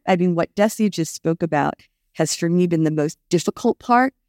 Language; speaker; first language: English; native; English